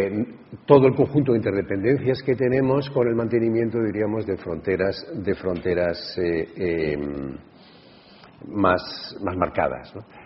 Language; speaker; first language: Spanish; native; Spanish